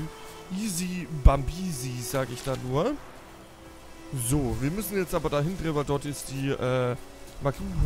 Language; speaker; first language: German; native; German